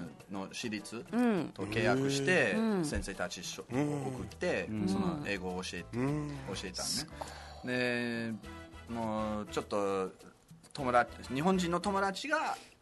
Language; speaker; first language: Japanese; non-native, fluent; English